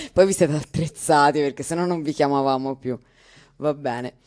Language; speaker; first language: Italian; native; Italian